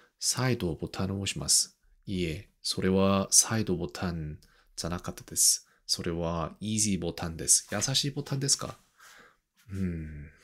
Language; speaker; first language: Japanese; non-native, learner; Korean